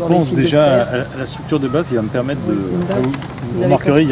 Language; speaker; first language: French; native; French